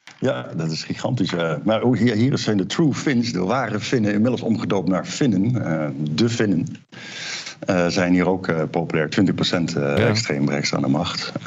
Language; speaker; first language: Dutch; native; Dutch